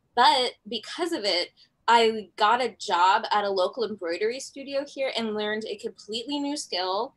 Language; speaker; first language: English; native; English